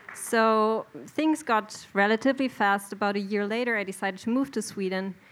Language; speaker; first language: English; non-native, fluent; German